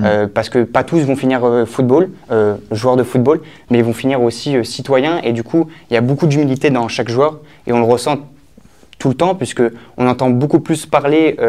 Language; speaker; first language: French; native; French